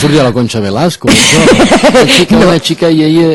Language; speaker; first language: Catalan; native; Catalan